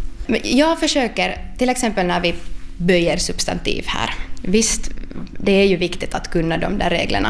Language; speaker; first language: Swedish; non-native, local second language; Finnish